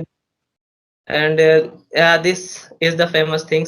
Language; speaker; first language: English; non-native, learner; Hindi